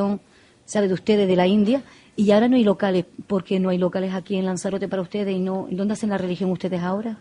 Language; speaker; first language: Spanish; native; Spanish